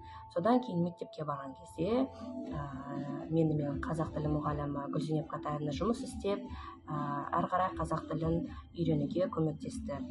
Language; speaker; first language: Kazakh; non-native, local second language; Russian